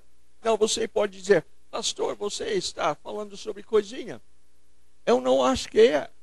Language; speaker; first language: Portuguese; non-native, fluent; English